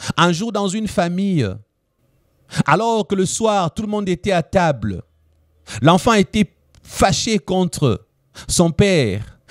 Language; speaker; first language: French; non-native, local second language; Lingala